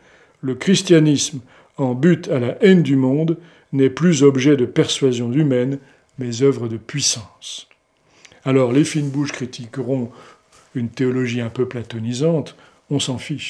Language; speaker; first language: French; native; French